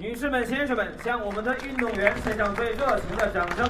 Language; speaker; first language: Chinese; native; Chinese